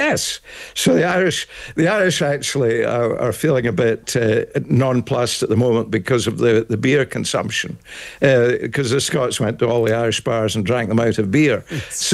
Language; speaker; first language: English; native; English